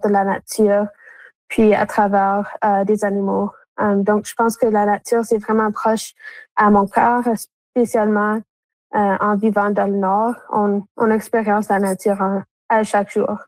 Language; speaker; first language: French; non-native, local second language; English